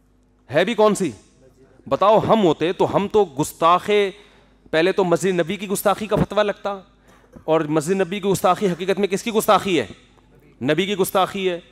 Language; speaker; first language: Urdu; native; Urdu